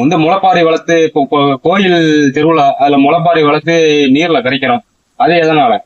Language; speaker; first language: Tamil; native; Tamil